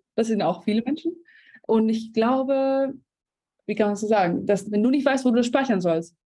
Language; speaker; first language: German; non-native, fluent; Spanish